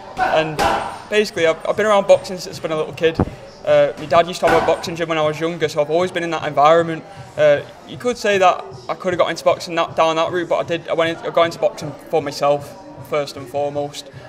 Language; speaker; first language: English; native; English